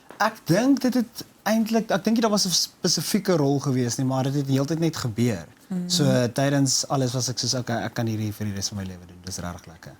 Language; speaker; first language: Afrikaans; native; Afrikaans